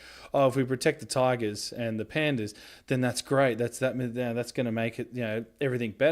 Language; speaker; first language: English; native; English